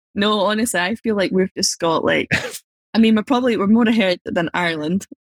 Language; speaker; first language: English; native; English